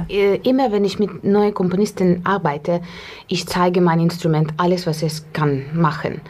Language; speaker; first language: German; non-native, learner; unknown